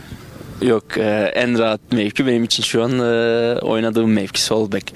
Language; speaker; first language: Turkish; early bilingual, other home language; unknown